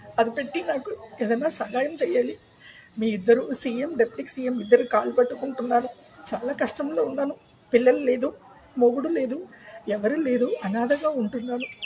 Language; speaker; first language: Telugu; non-native, learner; Tamil